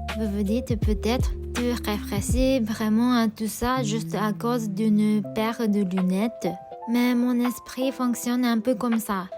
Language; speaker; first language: French; non-native, fluent; Japanese